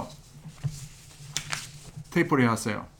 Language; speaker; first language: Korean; non-native, fluent; English